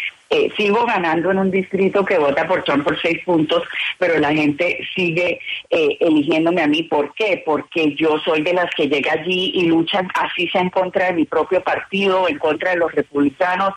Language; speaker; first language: Spanish; native; Spanish